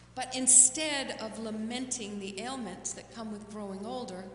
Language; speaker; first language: English; native; English